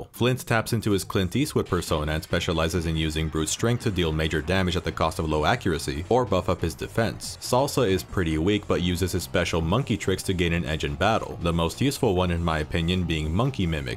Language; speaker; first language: English; native; English